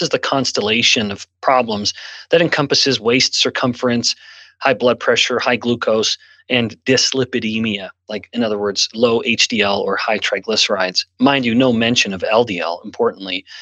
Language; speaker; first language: English; native; English